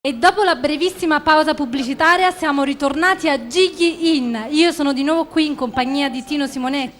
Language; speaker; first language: Italian; native; Italian